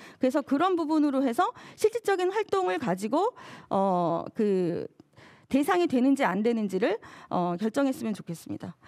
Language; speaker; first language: Korean; native; Korean